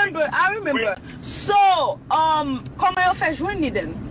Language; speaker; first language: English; non-native, fluent; Haitian Creole